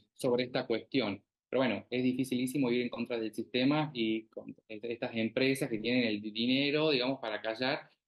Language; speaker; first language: Spanish; native; Spanish